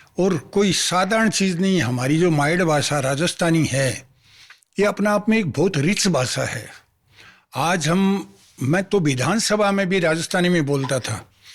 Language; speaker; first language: Hindi; non-native, local second language; Marwari